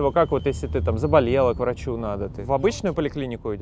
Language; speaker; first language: Russian; native; Russian